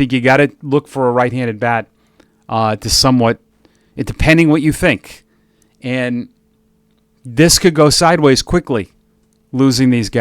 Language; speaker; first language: English; native; English